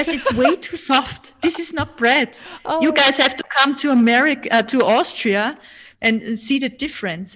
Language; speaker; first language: English; non-native, fluent; German